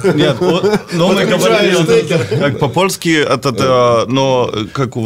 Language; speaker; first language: Russian; non-native, learner; Polish